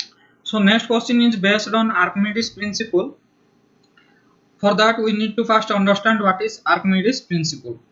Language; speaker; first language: English; non-native, local second language; Hindi